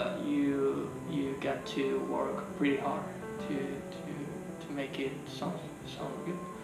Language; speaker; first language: English; non-native, fluent; Spanish